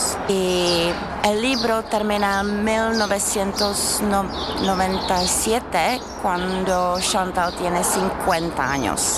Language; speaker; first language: Spanish; non-native, fluent; Czech